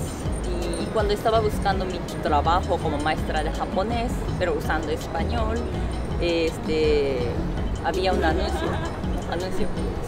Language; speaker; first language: Spanish; non-native, fluent; Japanese